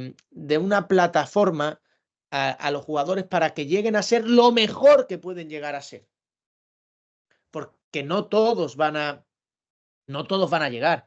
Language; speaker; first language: Spanish; native; Spanish